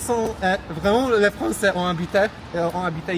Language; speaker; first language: French; non-native, fluent; Polish